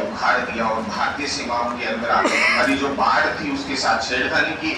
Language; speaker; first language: Hindi; native; Hindi